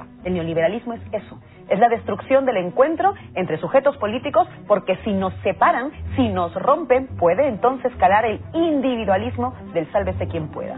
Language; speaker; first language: Spanish; native; Spanish